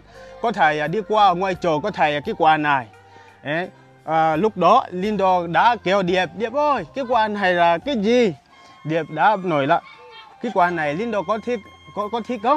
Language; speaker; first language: Vietnamese; non-native, learner; Portuguese